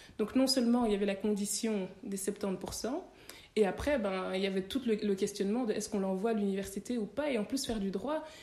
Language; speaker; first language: French; native; French